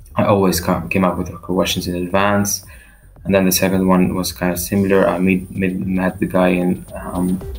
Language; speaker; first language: English; non-native, fluent; Albanian